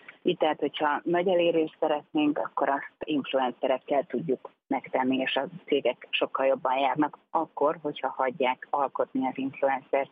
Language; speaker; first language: Hungarian; native; Hungarian